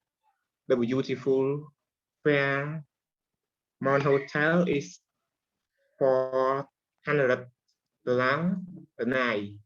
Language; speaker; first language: English; non-native, learner; Khmer